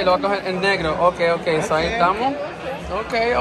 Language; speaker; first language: Spanish; native; Spanish